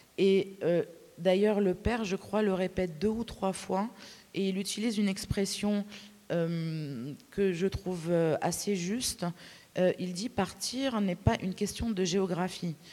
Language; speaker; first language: French; native; French